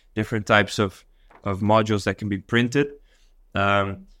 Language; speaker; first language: English; non-native, local second language; Dutch